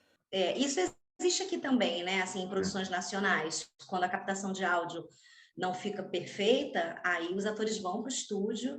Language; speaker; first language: Portuguese; native; Portuguese